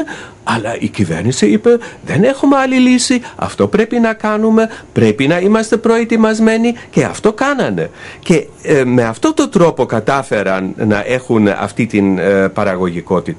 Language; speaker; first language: Greek; non-native, fluent; German